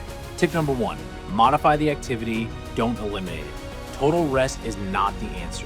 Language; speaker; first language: English; native; English